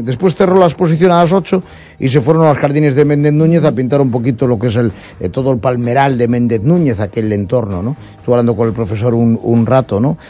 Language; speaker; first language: Spanish; native; Spanish